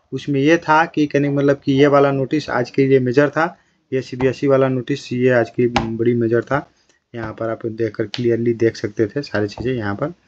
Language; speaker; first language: Hindi; non-native, local second language; Bhojpuri